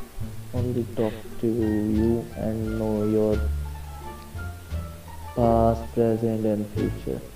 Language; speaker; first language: English; non-native, learner; Malayalam